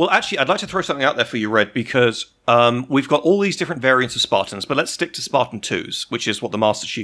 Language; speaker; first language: English; native; English